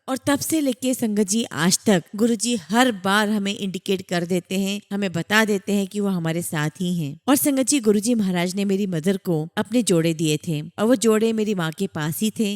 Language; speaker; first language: Hindi; native; Hindi